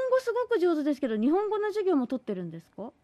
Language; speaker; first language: Japanese; native; Japanese